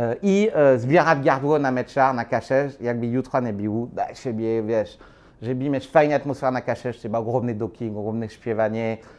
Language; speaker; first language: Polish; non-native, learner; French